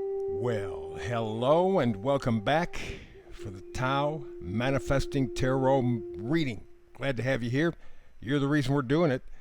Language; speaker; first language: English; native; English